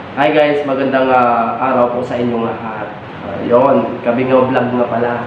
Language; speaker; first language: Filipino; native; Filipino